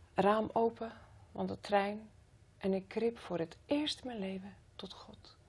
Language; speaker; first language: Dutch; non-native, fluent; Greek